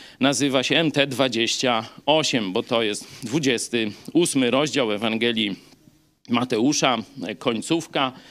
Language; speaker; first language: Polish; native; Polish